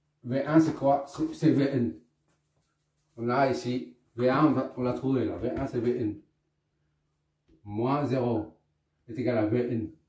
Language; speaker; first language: French; non-native, local second language; Arabic